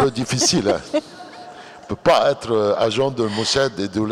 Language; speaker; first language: French; non-native, fluent; Arabic